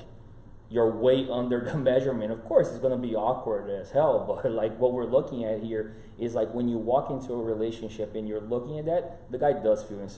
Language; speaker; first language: English; non-native, fluent; Portuguese